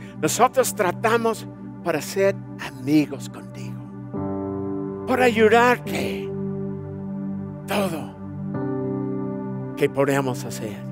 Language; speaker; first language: Spanish; early bilingual, heritage; Spanish